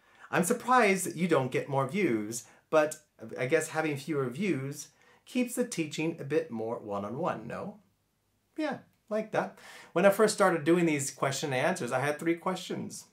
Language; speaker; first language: English; native; English